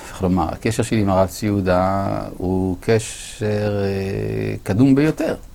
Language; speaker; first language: Hebrew; non-native, fluent; French